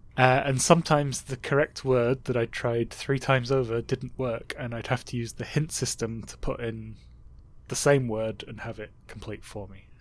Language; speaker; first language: English; native; English